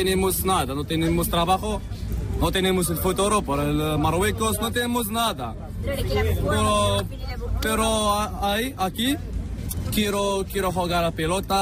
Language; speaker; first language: Spanish; non-native, learner; Arabic